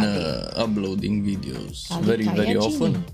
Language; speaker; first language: English; non-native, fluent; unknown